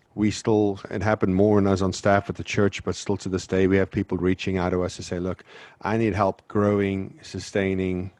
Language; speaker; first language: English; native; English